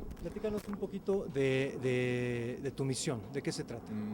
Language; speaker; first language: Spanish; native; Spanish